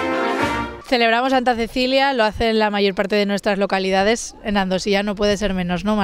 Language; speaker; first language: Spanish; native; Spanish